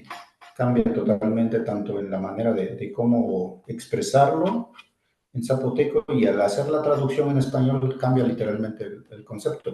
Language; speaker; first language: Spanish; non-native, local second language; Zapotec